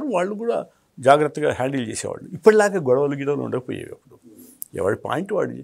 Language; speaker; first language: Telugu; native; Telugu